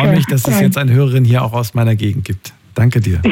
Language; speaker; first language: German; native; German